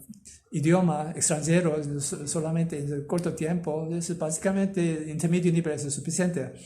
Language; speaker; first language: Spanish; non-native, learner; Korean